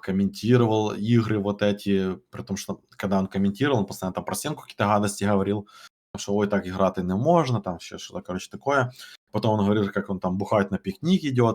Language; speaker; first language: Russian; native; Russian